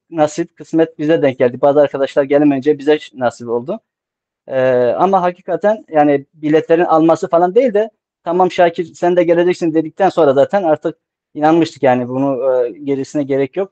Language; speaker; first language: Turkish; native; Turkish